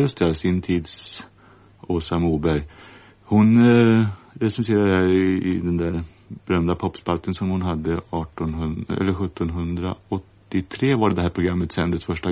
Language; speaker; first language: Swedish; native; Swedish